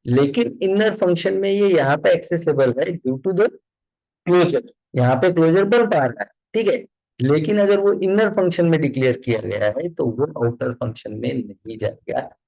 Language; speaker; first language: Hindi; non-native, local second language; Marathi